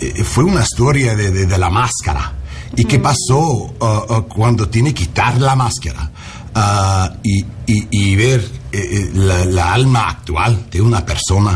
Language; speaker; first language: Spanish; non-native, learner; English